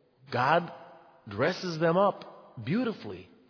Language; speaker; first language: English; native; English